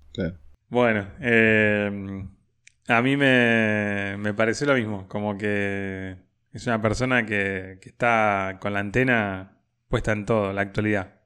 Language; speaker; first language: Spanish; native; Spanish